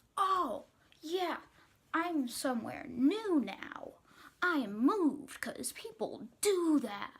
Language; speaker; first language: English; native; English